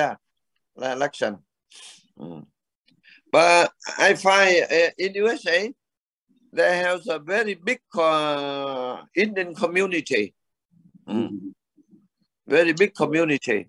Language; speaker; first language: English; non-native, learner; Vietnamese